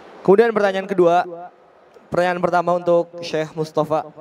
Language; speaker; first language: Indonesian; native; Indonesian